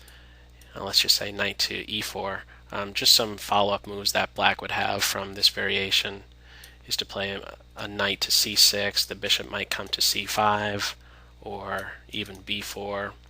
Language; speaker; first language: English; native; English